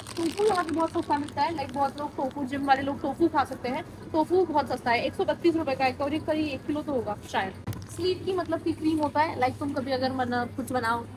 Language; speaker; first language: Hindi; non-native, local second language; Marathi